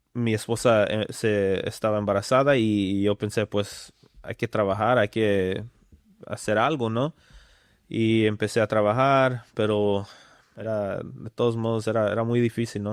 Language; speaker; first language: Spanish; early bilingual, other home language; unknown